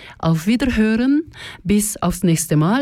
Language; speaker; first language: German; non-native, fluent; Russian